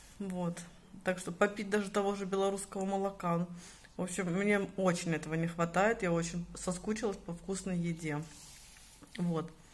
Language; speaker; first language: Russian; native; Russian